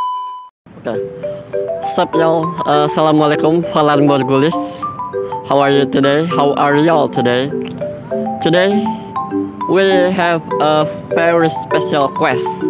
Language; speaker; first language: English; non-native, learner; Indonesian